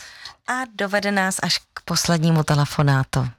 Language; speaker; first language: Czech; native; Czech